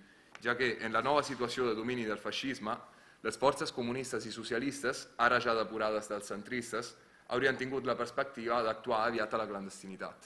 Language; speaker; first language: Catalan; non-native, fluent; Italian